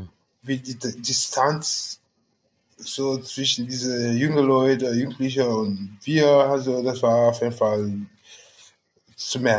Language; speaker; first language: German; non-native, fluent; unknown